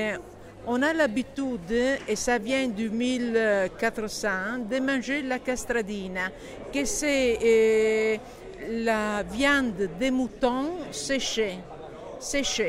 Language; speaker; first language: French; non-native, learner; Italian